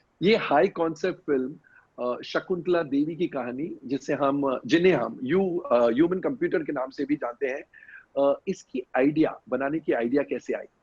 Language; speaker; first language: Hindi; native; Hindi